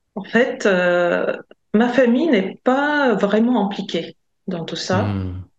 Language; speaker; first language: French; non-native, fluent; Latvian